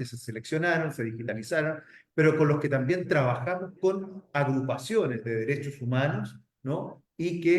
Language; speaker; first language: Spanish; native; Spanish